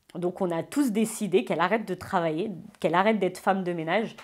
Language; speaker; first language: French; native; French